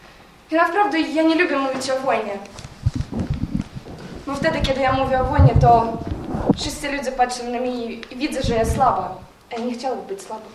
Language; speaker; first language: Polish; non-native, learner; Ukrainian